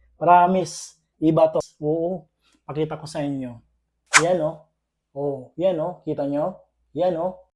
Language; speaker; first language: Filipino; non-native, local second language; Iloko